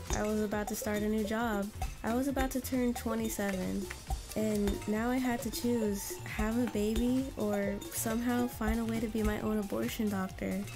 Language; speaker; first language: English; native; English